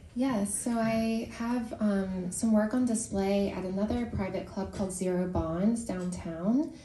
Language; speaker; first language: English; native; English